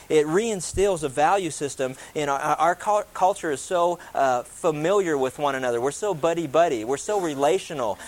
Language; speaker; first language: English; native; English